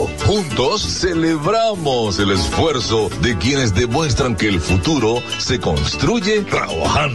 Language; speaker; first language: Spanish; native; Spanish